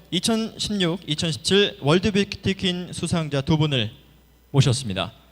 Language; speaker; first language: Korean; native; Korean